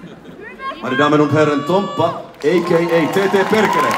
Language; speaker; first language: German; non-native, fluent; Finnish